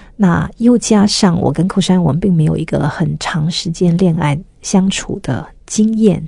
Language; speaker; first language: Chinese; native; Chinese